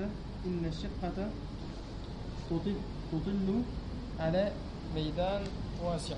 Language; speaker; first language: Arabic; non-native, learner; French